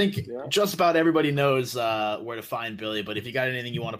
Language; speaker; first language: English; native; English